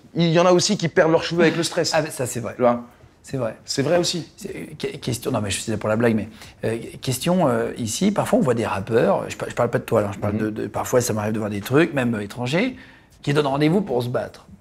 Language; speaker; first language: French; native; French